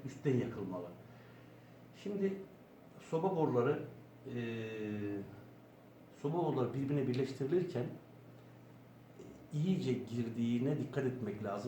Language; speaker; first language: Turkish; native; Turkish